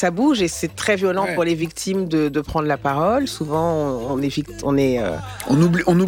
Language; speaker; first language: French; early bilingual, other home language; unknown